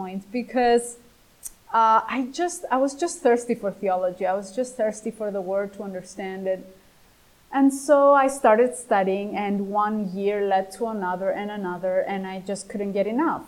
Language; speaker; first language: English; non-native, fluent; Greek